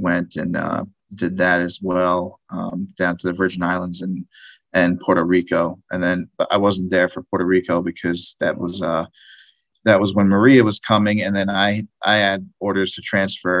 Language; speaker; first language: English; native; English